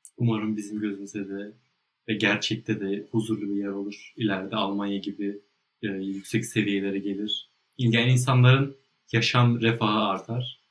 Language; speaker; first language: Turkish; native; Turkish